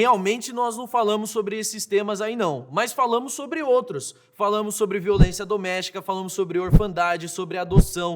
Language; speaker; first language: Portuguese; native; Portuguese